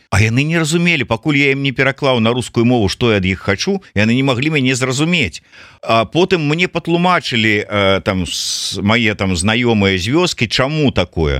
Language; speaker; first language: Belarusian; native; Belarusian